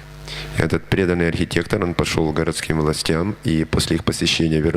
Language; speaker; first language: Russian; native; Russian